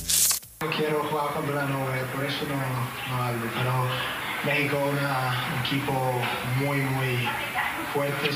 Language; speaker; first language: Spanish; non-native, fluent; Norwegian